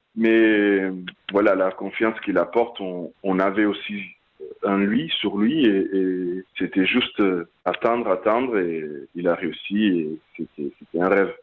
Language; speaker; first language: French; non-native, fluent; Portuguese